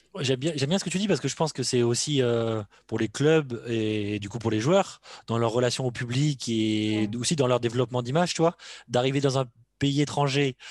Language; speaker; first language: French; native; French